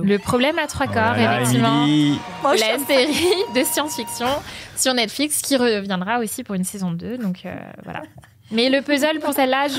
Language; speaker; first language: French; native; French